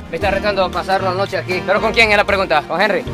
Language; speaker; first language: Spanish; non-native, fluent; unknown